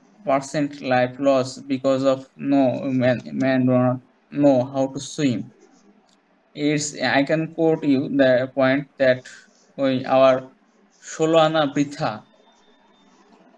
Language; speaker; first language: English; non-native, learner; Bangla